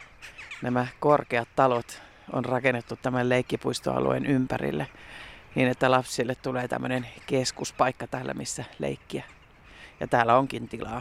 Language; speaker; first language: Finnish; early bilingual, heritage; Finnish